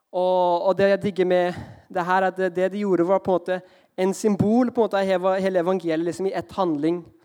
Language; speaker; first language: Norwegian; early bilingual, heritage; Norwegian